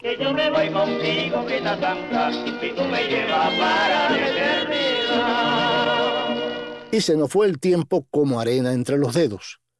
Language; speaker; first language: Spanish; native; Spanish